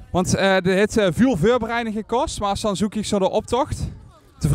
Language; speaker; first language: Dutch; native; Dutch